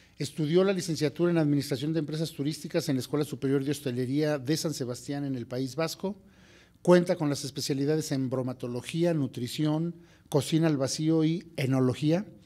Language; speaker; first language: Spanish; native; Spanish